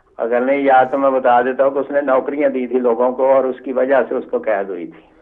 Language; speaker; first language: Urdu; non-native, local second language; Punjabi